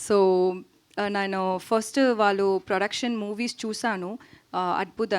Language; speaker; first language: Telugu; non-native, learner; Tamil